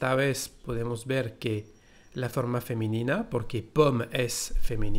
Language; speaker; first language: Spanish; non-native, fluent; French